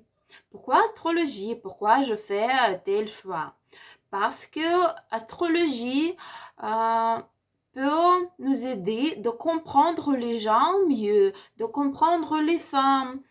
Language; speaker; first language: French; non-native, learner; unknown